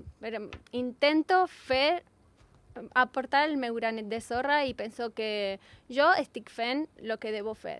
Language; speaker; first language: Catalan; non-native, learner; Spanish